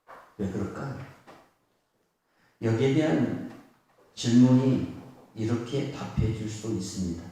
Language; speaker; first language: Korean; native; Korean